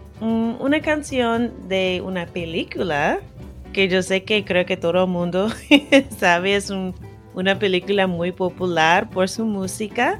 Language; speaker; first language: Spanish; non-native, fluent; English